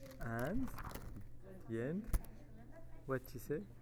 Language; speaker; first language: English; non-native, fluent; French